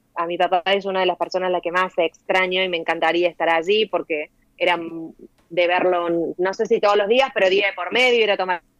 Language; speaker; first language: Spanish; native; Spanish